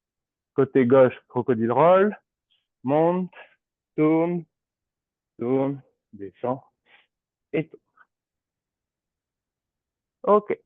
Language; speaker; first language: French; native; French